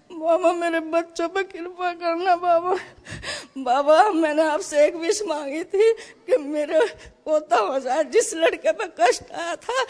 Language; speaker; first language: Hindi; native; Hindi